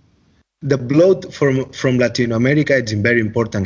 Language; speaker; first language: English; non-native, learner; Catalan